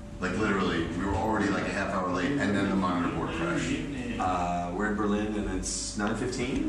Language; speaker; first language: English; native; English